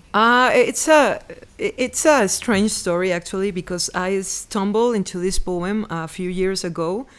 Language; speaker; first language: English; non-native, fluent; Spanish